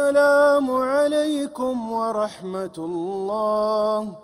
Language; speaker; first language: Arabic; native; Arabic